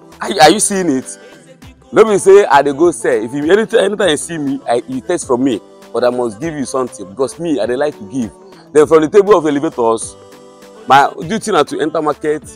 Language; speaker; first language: Nigerian Pidgin; non-native, local second language; Igbo